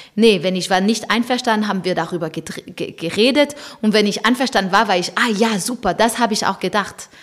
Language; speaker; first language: German; non-native, fluent; French